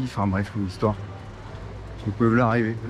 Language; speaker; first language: French; native; French